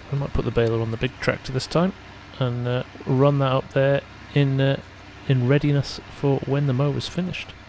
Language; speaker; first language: English; native; English